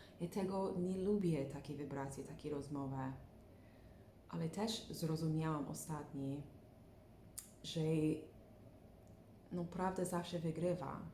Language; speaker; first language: Polish; non-native, learner; English